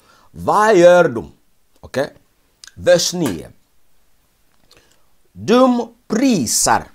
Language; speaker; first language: Swedish; non-native, fluent; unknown